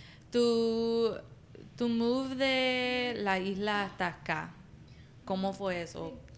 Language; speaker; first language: Spanish; early bilingual, heritage; Spanish